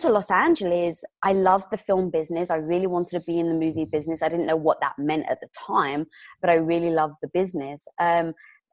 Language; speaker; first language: English; native; English